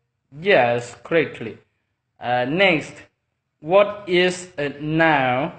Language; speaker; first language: English; non-native, learner; Thai